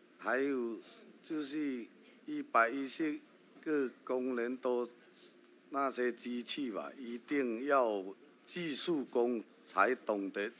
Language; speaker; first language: Chinese; early bilingual, heritage; Chinese